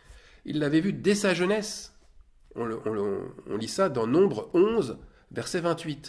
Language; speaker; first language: French; native; French